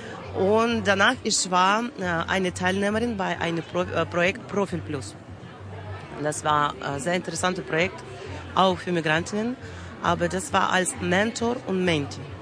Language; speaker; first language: German; non-native, learner; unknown